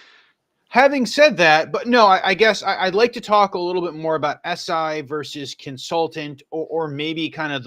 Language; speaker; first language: English; native; English